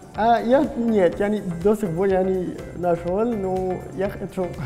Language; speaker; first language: Russian; non-native, learner; Arabic